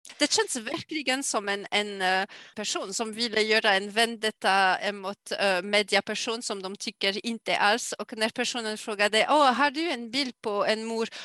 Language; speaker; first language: Swedish; non-native, fluent; French